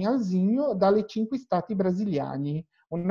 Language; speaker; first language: Italian; non-native, learner; Portuguese